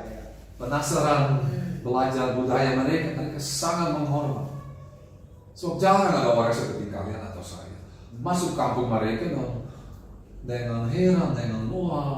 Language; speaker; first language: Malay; non-native, fluent; Dutch